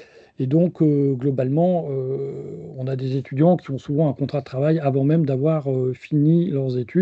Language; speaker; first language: French; native; French